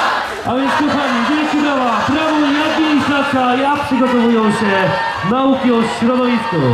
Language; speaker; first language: Polish; native; Polish